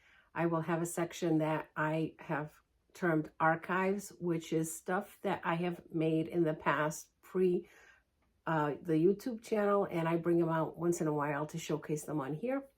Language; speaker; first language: English; early bilingual, other home language; Portuguese